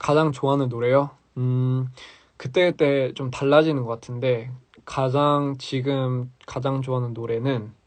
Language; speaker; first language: Korean; early bilingual, heritage; English